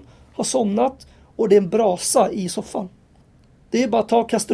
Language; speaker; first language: Swedish; native; Swedish